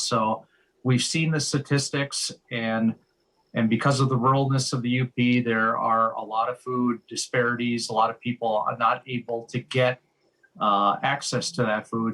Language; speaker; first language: English; native; English